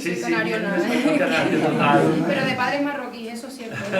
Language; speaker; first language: Spanish; early bilingual, other home language; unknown